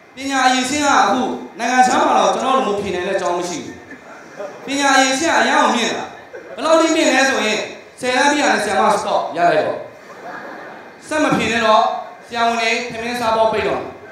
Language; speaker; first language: Burmese; native; Burmese